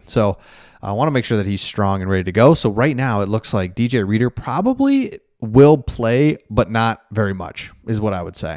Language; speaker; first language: English; native; English